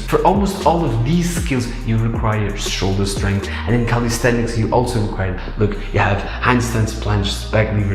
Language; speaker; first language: English; non-native, fluent; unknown